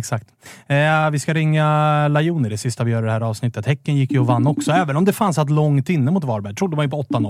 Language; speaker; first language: Swedish; native; Swedish